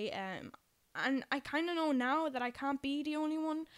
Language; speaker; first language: English; non-native, fluent; Polish